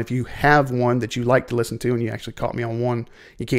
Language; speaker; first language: English; native; English